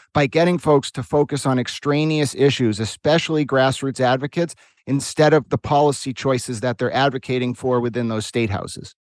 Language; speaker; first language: English; native; English